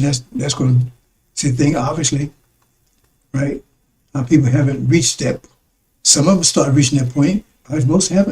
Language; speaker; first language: English; native; English